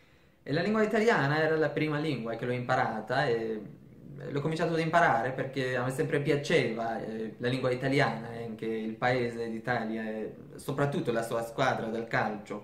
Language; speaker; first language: Italian; non-native, fluent; Persian